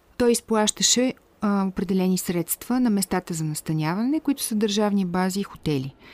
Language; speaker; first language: Bulgarian; native; Bulgarian